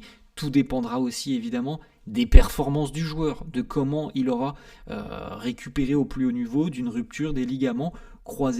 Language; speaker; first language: French; native; French